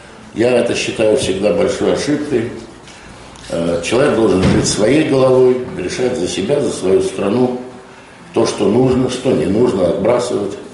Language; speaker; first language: Russian; native; Russian